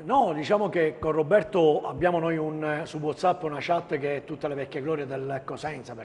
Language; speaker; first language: Italian; native; Italian